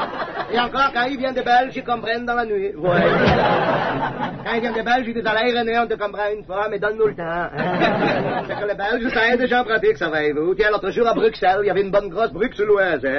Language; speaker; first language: French; native; French